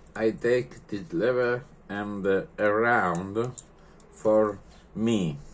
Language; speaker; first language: English; non-native, learner; Italian